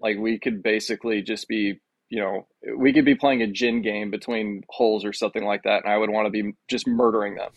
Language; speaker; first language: English; native; English